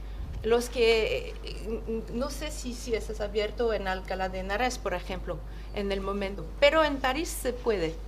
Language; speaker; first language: Spanish; non-native, fluent; French